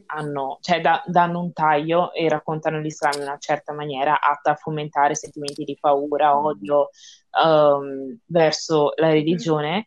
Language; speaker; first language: Italian; early bilingual, other home language; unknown